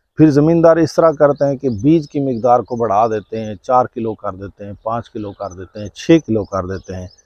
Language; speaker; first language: Urdu; non-native, local second language; Saraiki